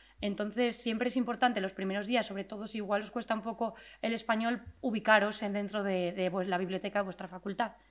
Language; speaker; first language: Spanish; native; Spanish